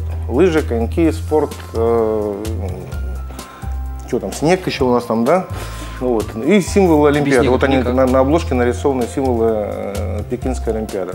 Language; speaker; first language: Russian; native; Russian